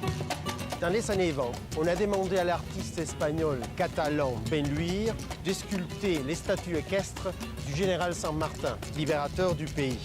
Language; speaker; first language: French; non-native, fluent; Spanish